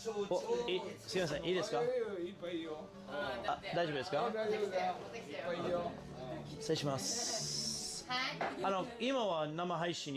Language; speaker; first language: Japanese; non-native, learner; English